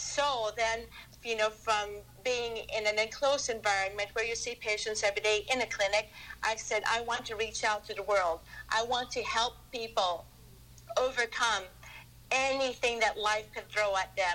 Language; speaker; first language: English; non-native, local second language; Filipino